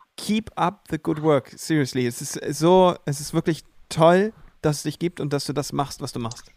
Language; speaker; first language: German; native; German